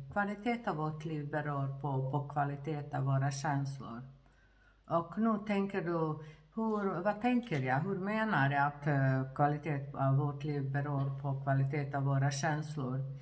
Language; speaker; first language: Swedish; non-native, fluent; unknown